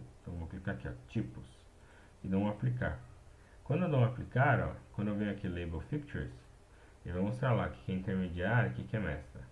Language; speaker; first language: Portuguese; native; Portuguese